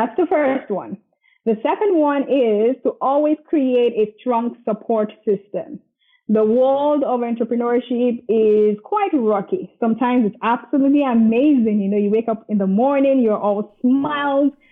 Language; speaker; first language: English; non-native, local second language; Yoruba